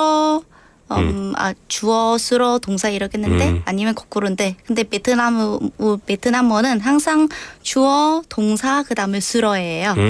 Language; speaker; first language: Korean; non-native, learner; Vietnamese